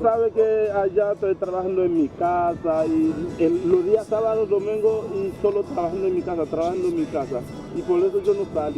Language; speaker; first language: Spanish; non-native, learner; Haitian Creole